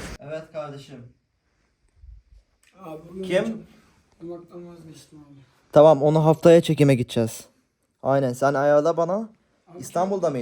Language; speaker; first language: Turkish; native; Turkish